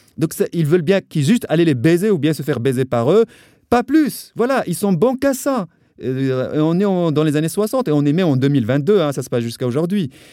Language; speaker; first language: French; non-native, local second language; Arabic